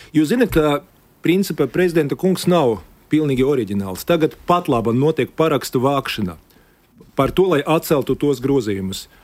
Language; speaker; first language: Latvian; non-native, local second language; Russian